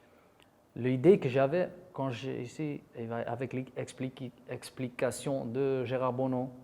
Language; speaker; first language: French; non-native, fluent; Dutch